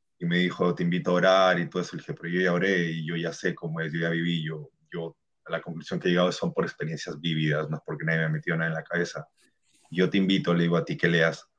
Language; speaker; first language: Spanish; native; Spanish